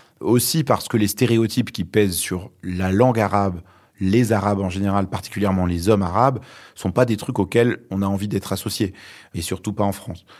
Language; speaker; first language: French; early bilingual, other home language; Arabic